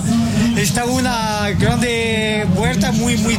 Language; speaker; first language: Portuguese; non-native, learner; French